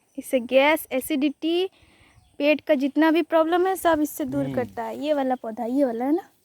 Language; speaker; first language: Hindi; non-native, local second language; Bangla